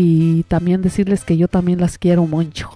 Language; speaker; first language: Spanish; native; Spanish